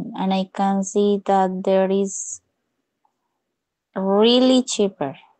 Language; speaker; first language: English; non-native, learner; Spanish